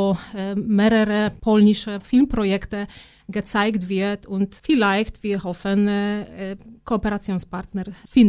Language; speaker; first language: German; non-native, fluent; Polish